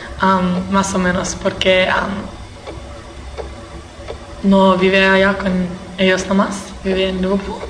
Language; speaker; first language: Spanish; early bilingual, heritage; English